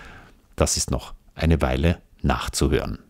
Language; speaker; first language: German; native; German